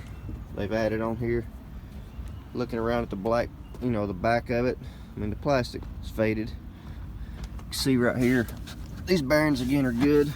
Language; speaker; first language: English; native; English